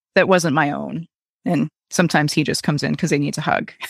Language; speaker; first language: English; native; English